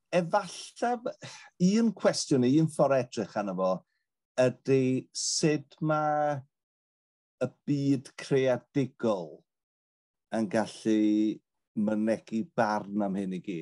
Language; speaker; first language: Welsh; native; Welsh